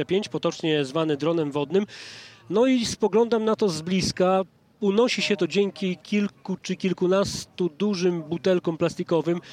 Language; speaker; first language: Polish; native; Polish